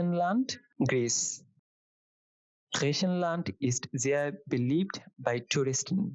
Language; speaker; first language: German; non-native, fluent; Bangla